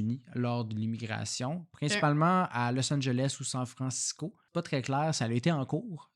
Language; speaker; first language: French; native; French